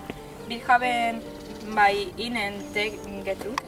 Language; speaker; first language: German; non-native, learner; Spanish